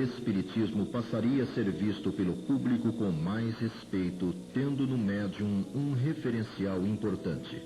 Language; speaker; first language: Portuguese; native; Portuguese